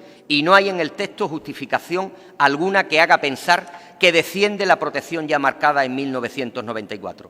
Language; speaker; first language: Spanish; native; Spanish